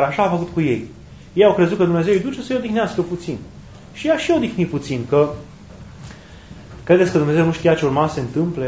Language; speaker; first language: Romanian; native; Romanian